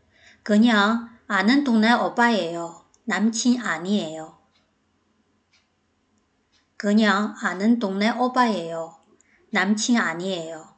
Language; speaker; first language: Korean; non-native, fluent; Chinese